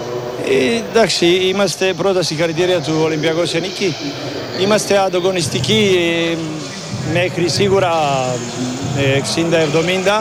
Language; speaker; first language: Greek; non-native, learner; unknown